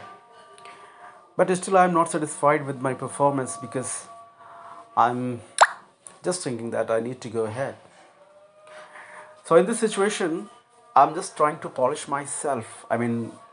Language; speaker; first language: English; non-native, local second language; Hindi